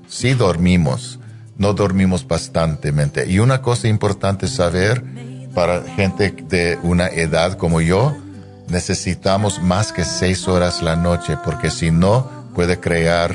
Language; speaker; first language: Spanish; non-native, fluent; English